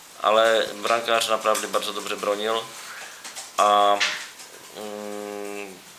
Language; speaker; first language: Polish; non-native, learner; Czech